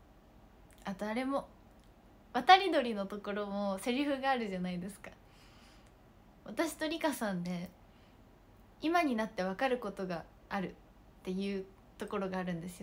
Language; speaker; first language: Japanese; native; Japanese